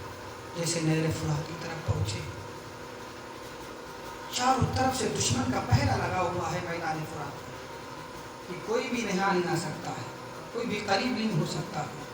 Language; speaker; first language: Urdu; native; Urdu